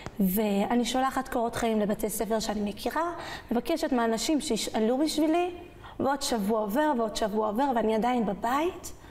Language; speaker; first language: Hebrew; early bilingual, other home language; French